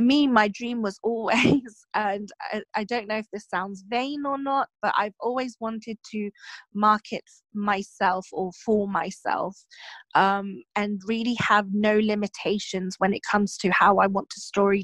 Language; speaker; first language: English; native; English